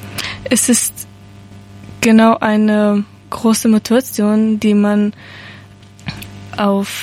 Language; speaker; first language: German; non-native, learner; Persian